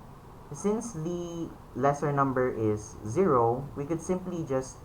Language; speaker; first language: English; non-native, local second language; Filipino